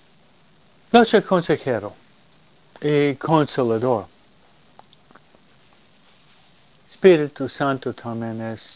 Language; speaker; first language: Spanish; non-native, fluent; English